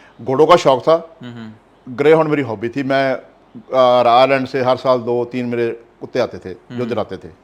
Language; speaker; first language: Hindi; non-native, local second language; Punjabi